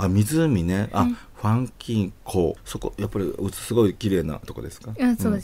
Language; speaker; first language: Japanese; native; Japanese